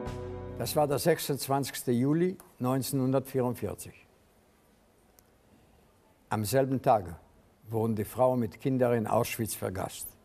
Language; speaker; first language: German; non-native, fluent; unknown